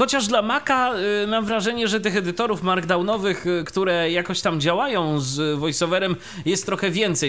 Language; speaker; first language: Polish; native; Polish